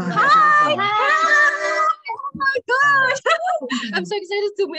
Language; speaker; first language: English; non-native, learner; Indonesian